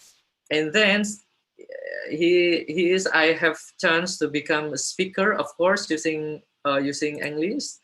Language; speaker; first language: English; non-native, fluent; Indonesian